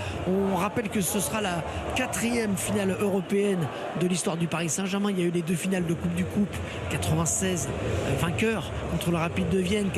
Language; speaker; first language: French; native; French